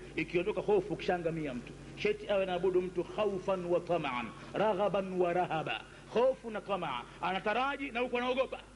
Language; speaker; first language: Swahili; native; Swahili